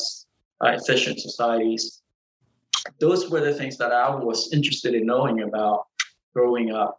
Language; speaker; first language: English; native; English